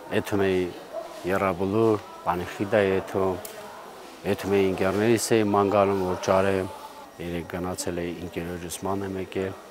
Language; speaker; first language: Armenian; native; Armenian